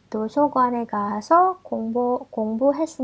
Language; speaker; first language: Korean; non-native, fluent; Indonesian